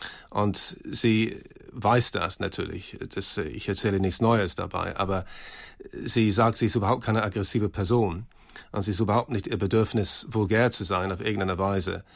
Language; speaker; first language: German; native; German